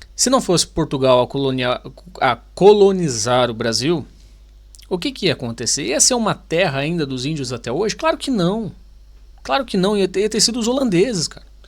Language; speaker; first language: Portuguese; native; Portuguese